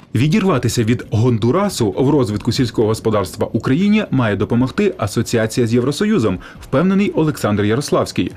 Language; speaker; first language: Ukrainian; native; Ukrainian